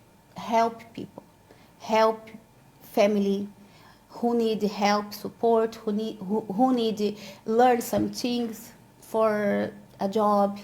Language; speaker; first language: English; non-native, learner; Portuguese